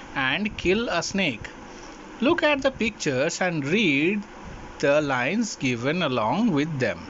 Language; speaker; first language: English; non-native, local second language; Hindi